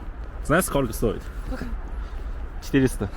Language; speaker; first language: Russian; non-native, learner; Chinese